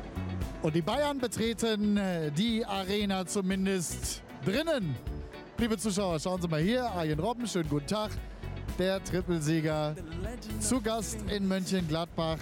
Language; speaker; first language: German; native; German